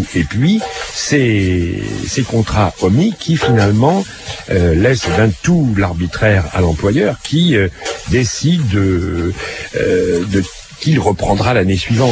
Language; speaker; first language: French; native; French